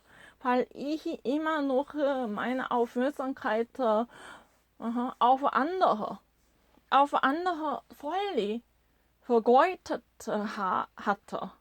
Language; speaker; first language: German; non-native, learner; Korean